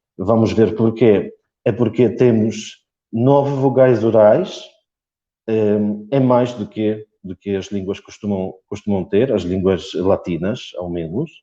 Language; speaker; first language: Portuguese; non-native, fluent; Polish